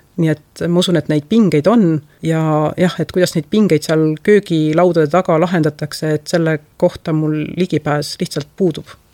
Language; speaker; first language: Estonian; native; Estonian